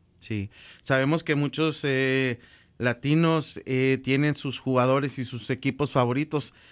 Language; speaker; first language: Spanish; native; Spanish